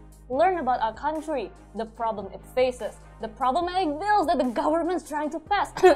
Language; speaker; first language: English; early bilingual, other home language; Indonesian